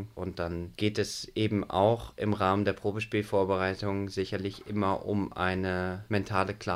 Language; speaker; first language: German; native; German